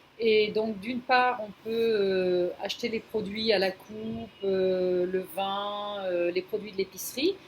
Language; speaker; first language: French; non-native, fluent; Spanish